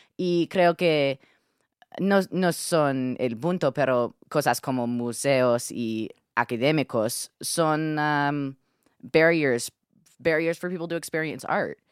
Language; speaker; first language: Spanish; non-native, learner; English